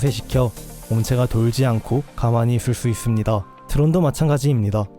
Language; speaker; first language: Korean; native; Korean